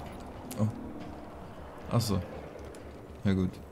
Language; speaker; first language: German; native; German